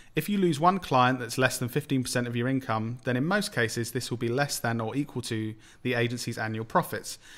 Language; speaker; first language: English; native; English